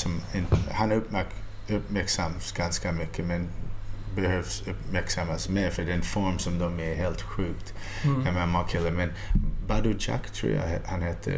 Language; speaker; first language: Swedish; early bilingual, heritage; Swedish